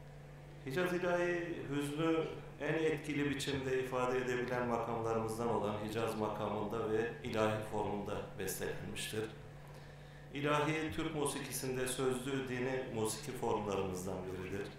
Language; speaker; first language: Turkish; native; Turkish